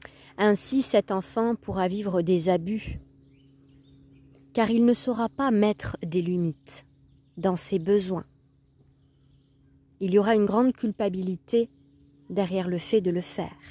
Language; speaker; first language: French; native; French